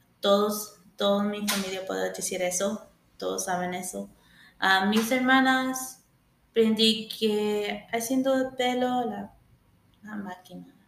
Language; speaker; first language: Spanish; early bilingual, heritage; English